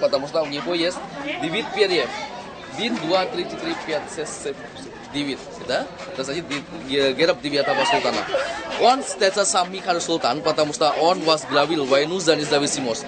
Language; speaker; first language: Russian; non-native, learner; Indonesian